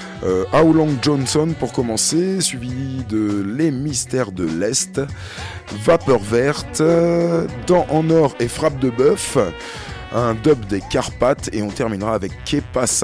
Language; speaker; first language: French; native; French